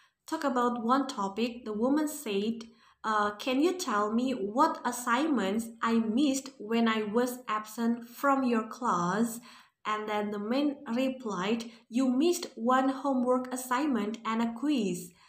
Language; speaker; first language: English; non-native, fluent; Indonesian